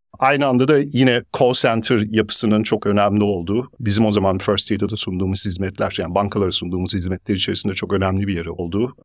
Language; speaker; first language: Turkish; early bilingual, heritage; Turkish